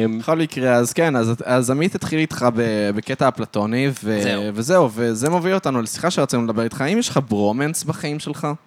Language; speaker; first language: Hebrew; early bilingual, other home language; French